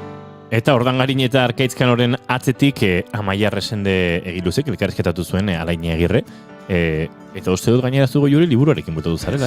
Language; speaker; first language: Basque; native; Basque